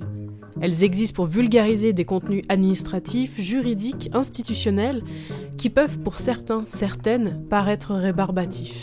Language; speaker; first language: French; native; French